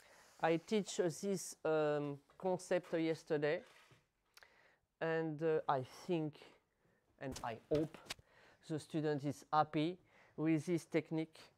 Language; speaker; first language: English; non-native, learner; French